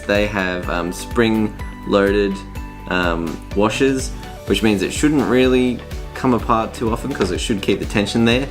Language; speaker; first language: English; native; English